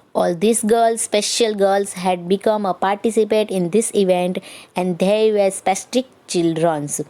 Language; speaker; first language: English; non-native, local second language; Gujarati